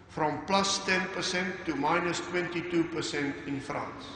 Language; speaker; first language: English; non-native, local second language; Afrikaans